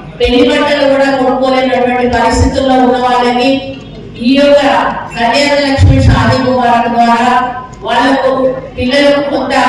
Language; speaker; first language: Telugu; native; Telugu